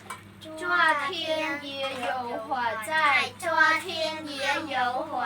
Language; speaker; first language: Chinese; non-native, learner; Khmer